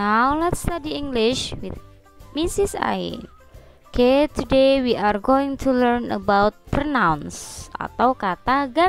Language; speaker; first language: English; non-native, fluent; Indonesian